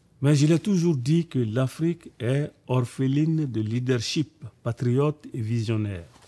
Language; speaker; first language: French; non-native, local second language; Bambara